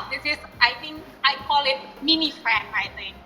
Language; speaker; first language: English; non-native, learner; Indonesian